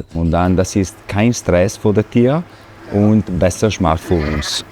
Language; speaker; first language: German; non-native, learner; Italian